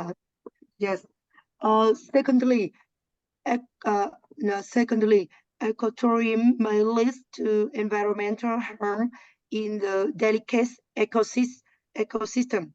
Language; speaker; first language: English; non-native, learner; Vietnamese